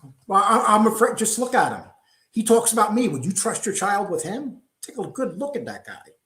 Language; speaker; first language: English; native; English